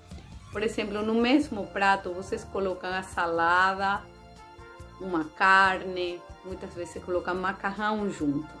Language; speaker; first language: Portuguese; non-native, fluent; Spanish